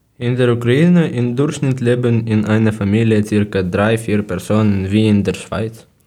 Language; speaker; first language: German; non-native, learner; Ukrainian